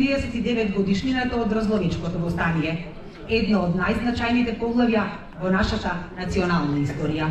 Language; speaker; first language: Macedonian; native; Macedonian